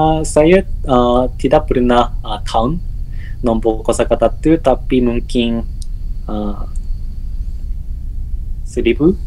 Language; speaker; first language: Malay; non-native, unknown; Japanese